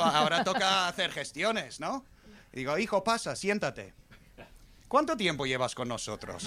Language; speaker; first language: Spanish; non-native, fluent; English